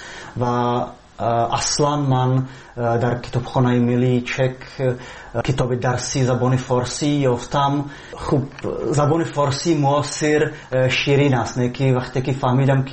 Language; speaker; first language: Persian; non-native, fluent; Czech